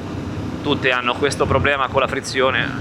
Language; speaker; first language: Italian; native; Italian